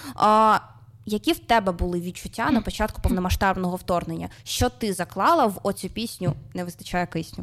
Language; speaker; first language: Ukrainian; non-native, local second language; Russian